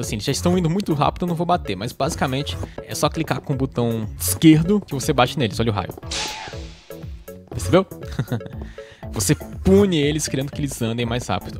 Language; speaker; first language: Portuguese; native; Portuguese